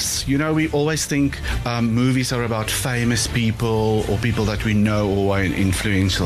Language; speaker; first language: English; non-native, local second language; Afrikaans